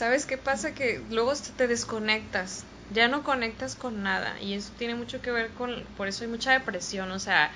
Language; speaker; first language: Spanish; native; Spanish